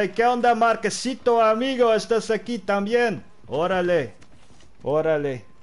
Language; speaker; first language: Spanish; non-native, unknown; Dutch